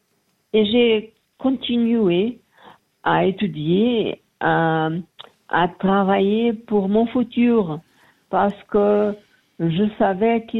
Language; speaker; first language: French; non-native, learner; Portuguese